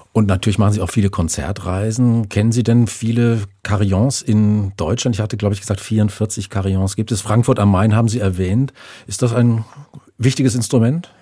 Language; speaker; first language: German; native; German